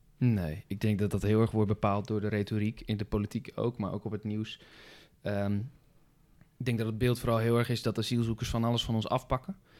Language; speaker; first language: Dutch; native; Dutch